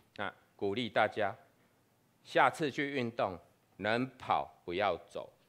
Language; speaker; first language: Chinese; native; Chinese